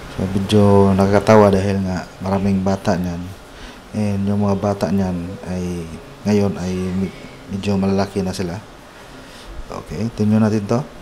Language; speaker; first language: Filipino; non-native, local second language; Cebuano